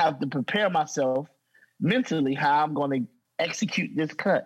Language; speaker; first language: English; native; English